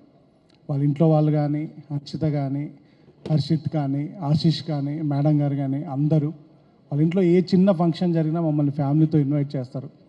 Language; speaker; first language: Telugu; native; Telugu